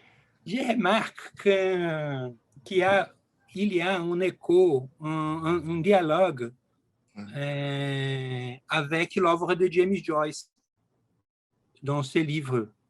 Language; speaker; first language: French; non-native, learner; Portuguese